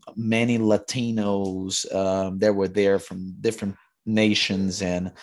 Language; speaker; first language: English; non-native, fluent; Portuguese